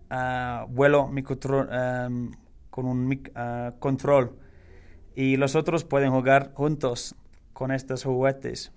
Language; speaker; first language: Spanish; non-native, learner; English